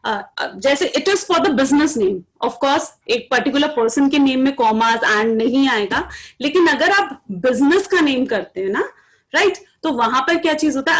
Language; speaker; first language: Hindi; native; Hindi